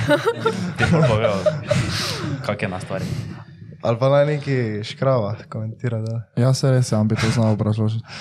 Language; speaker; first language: Slovenian; native; Slovenian